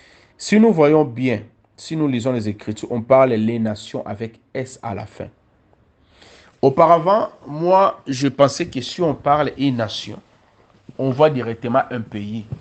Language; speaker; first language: French; non-native, local second language; Lingala